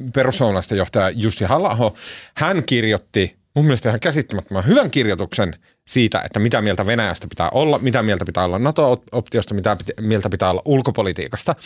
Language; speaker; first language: Finnish; native; Finnish